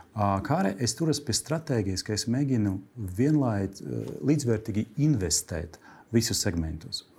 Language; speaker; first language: Latvian; non-native, local second language; Russian